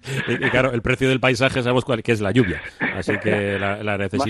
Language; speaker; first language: Spanish; native; Spanish